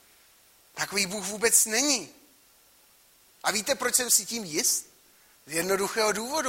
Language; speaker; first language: Czech; native; Czech